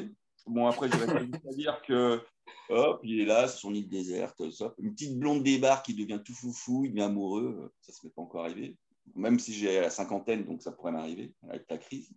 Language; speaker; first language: French; native; French